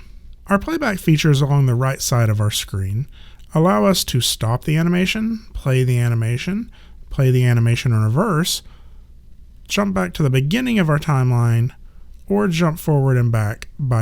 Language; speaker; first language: English; native; English